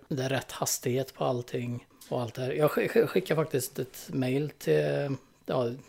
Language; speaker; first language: Swedish; native; Swedish